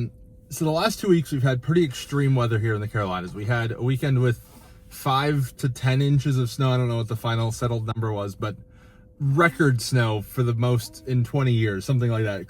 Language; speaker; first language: English; native; English